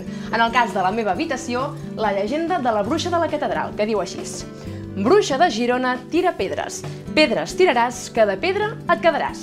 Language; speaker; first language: Catalan; native; Catalan